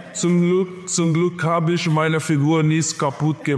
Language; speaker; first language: German; non-native, learner; Portuguese